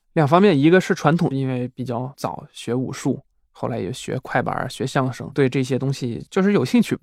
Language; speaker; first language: Chinese; non-native, fluent; Swiss German